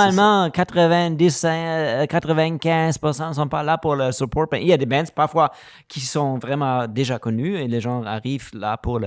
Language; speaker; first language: French; non-native, learner; German